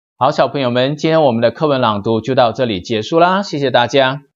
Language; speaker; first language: Chinese; native; Chinese